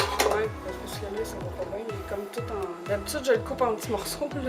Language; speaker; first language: French; native; French